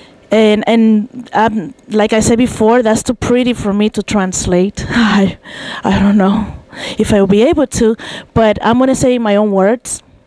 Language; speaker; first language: English; non-native, fluent; Spanish